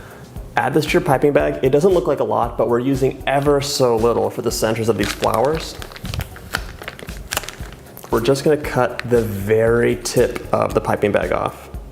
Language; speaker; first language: English; native; English